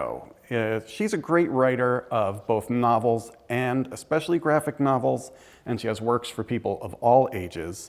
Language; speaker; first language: English; native; English